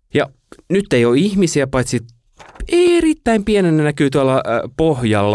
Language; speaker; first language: Finnish; native; Finnish